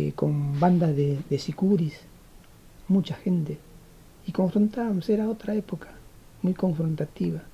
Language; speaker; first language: Spanish; native; Spanish